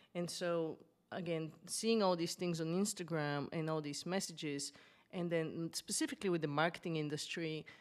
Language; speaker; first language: English; non-native, fluent; Bulgarian